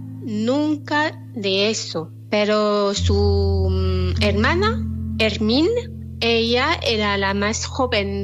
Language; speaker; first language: Spanish; non-native, learner; French